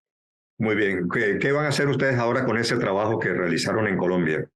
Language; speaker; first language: Spanish; native; Spanish